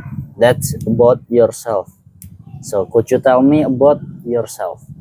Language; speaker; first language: English; non-native, fluent; Indonesian